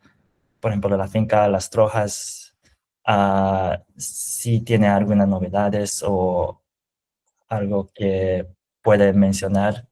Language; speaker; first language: Spanish; non-native, fluent; Japanese